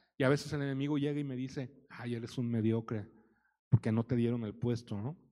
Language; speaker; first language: Spanish; native; Spanish